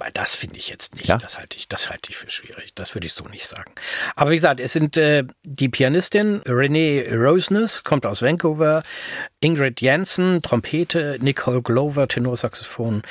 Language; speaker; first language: German; native; German